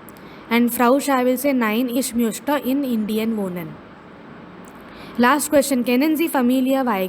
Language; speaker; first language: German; non-native, fluent; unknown